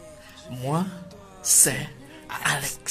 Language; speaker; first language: French; non-native, learner; Chinese